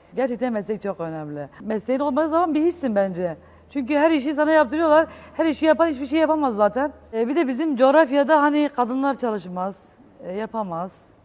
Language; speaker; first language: Turkish; native; Turkish